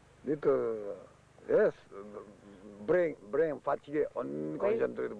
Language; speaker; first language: English; non-native, learner; Japanese